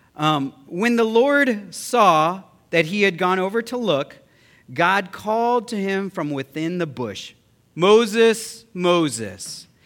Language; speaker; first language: English; early bilingual, other home language; Filipino